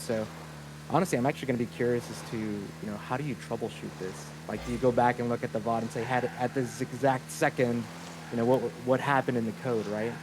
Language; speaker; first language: English; native; English